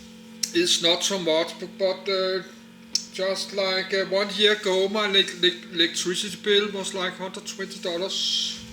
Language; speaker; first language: English; non-native, learner; Danish